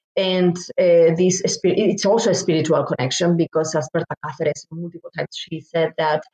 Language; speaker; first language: English; non-native, fluent; Spanish